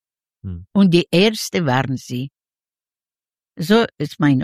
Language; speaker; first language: German; non-native, fluent; Yiddish